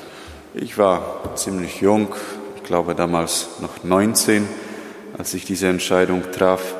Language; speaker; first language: German; non-native, fluent; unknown